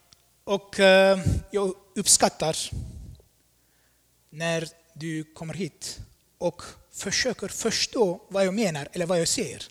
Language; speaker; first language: Swedish; non-native, fluent; Armenian